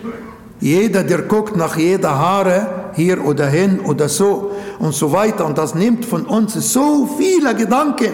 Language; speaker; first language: German; non-native, local second language; Arabic